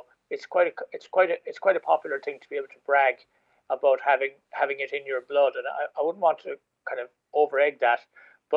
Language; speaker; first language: English; native; English